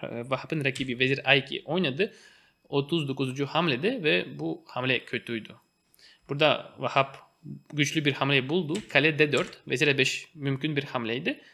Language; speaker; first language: Turkish; non-native, fluent; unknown